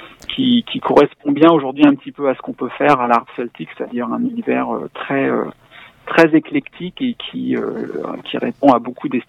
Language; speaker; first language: French; native; French